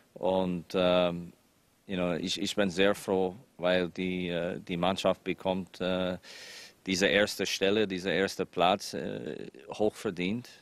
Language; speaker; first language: German; non-native, fluent; English